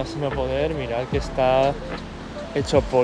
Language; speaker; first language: Spanish; native; Spanish